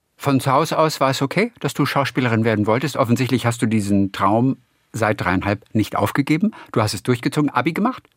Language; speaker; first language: German; native; German